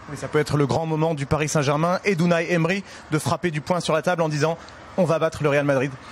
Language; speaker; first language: French; native; French